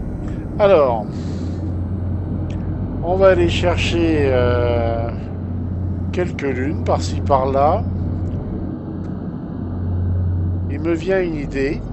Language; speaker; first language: French; native; French